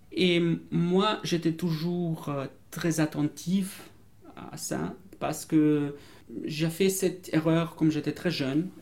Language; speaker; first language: French; non-native, fluent; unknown